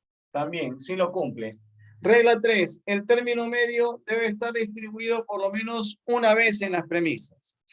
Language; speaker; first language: Spanish; native; Spanish